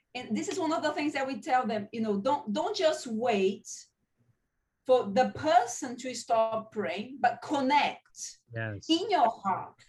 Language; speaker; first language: English; non-native, fluent; Portuguese